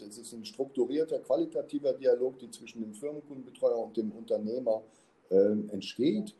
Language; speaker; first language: German; native; German